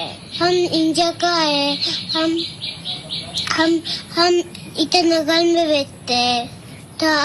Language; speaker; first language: Hindi; non-native, local second language; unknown